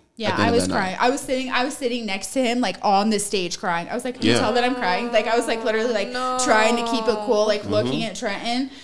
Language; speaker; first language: English; native; English